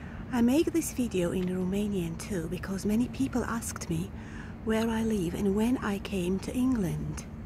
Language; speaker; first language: English; non-native, fluent; Romanian